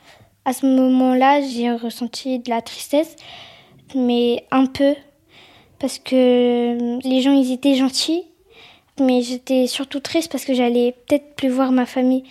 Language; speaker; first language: French; early bilingual, other home language; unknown